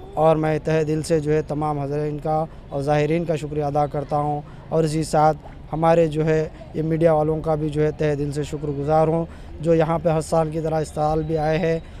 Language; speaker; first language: Hindi; native; Hindi